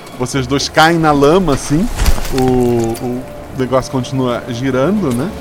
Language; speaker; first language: Portuguese; native; Portuguese